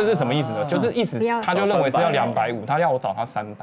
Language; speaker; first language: Chinese; native; Chinese